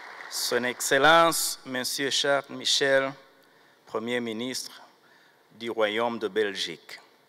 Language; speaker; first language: French; non-native, local second language; Kinyarwanda